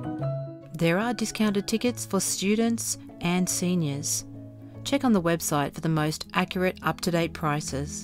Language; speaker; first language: English; native; English